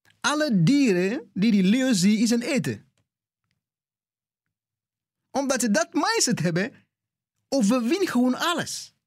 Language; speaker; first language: Dutch; non-native, fluent; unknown